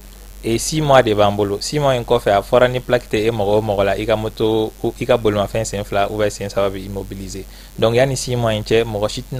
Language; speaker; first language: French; non-native, local second language; Bambara